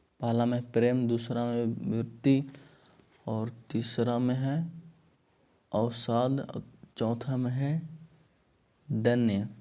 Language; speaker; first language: Hindi; native; Hindi